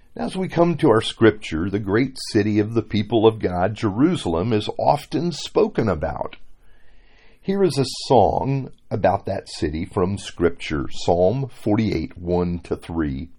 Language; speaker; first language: English; native; English